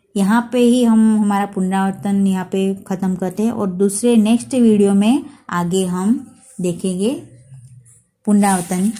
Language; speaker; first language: Hindi; non-native, local second language; Gujarati